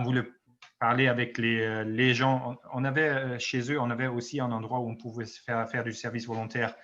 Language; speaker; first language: French; non-native, fluent; German